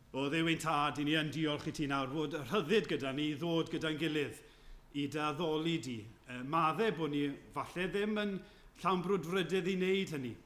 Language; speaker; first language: Welsh; native; Welsh